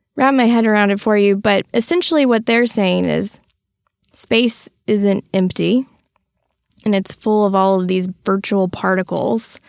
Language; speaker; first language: English; native; English